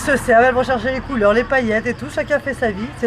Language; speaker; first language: French; native; French